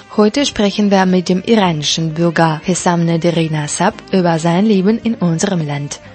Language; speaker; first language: German; non-native, fluent; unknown